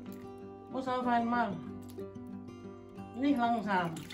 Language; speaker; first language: German; non-native, learner; Indonesian